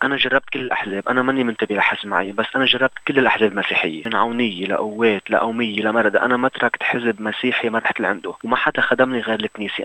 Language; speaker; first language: Arabic; native; Arabic